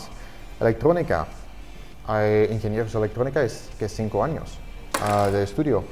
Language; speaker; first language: Spanish; non-native, fluent; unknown